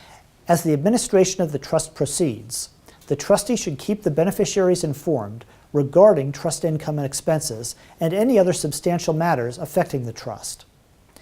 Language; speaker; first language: English; native; English